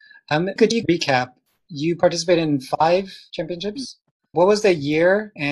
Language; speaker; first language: English; early bilingual, other home language; Chinese